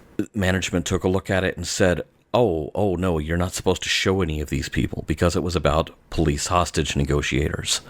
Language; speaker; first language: English; native; English